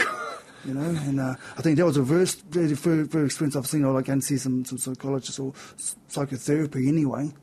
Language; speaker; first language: English; native; English